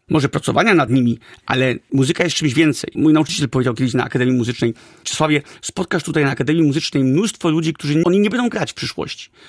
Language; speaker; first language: Polish; early bilingual, heritage; Polish